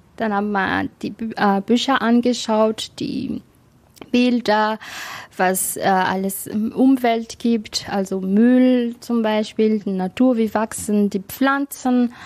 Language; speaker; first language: German; non-native, learner; Malagasy